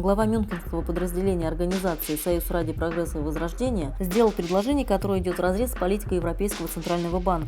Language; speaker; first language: Russian; native; Russian